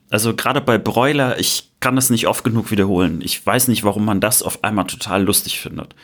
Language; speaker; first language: German; native; German